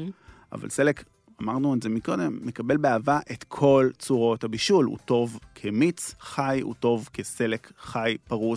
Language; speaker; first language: Hebrew; native; Hebrew